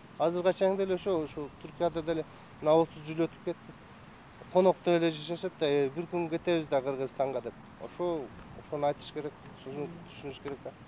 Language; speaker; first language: Kyrgyz; early bilingual, heritage; Kyrgyz